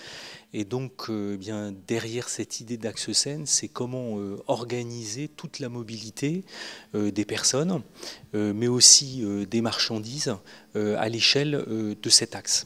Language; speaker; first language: French; native; French